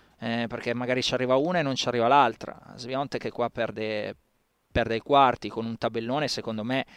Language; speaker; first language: Italian; native; Italian